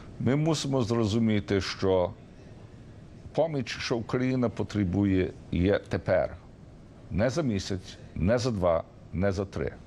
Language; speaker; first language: Ukrainian; early bilingual, heritage; Ukrainian